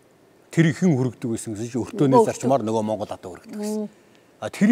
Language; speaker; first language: Mongolian; native; Mongolian